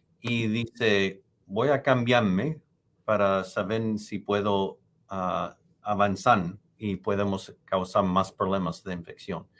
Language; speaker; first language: Spanish; non-native, fluent; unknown